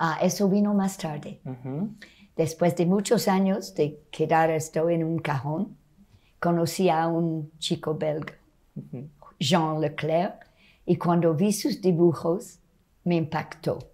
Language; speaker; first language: Spanish; non-native, fluent; English